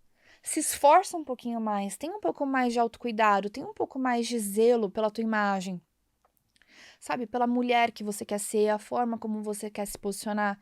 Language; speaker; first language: Portuguese; native; Portuguese